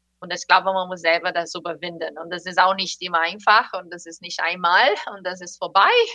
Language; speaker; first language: German; non-native, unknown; Portuguese